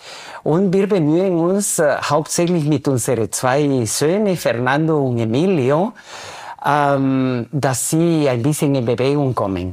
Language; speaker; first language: German; non-native, fluent; Spanish